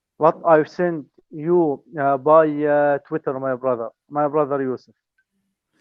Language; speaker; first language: English; non-native, learner; Arabic